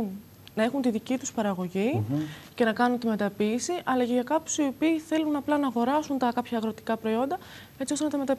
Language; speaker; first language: Greek; native; Greek